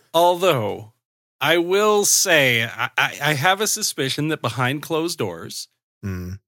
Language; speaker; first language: English; native; English